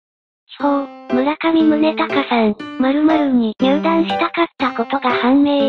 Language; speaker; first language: Japanese; native; Japanese